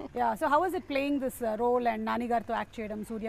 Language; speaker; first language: Telugu; native; Telugu